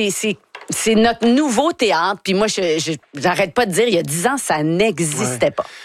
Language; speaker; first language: French; native; French